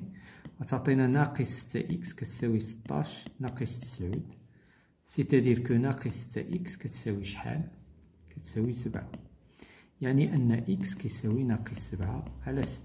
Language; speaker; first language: Arabic; native; Arabic